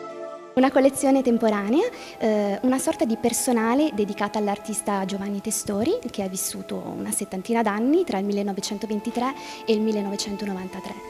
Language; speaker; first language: Italian; native; Italian